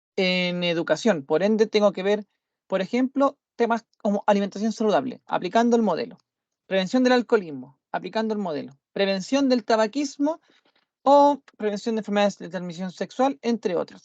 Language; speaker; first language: Spanish; native; Spanish